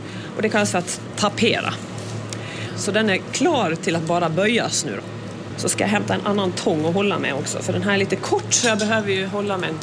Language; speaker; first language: Swedish; native; Swedish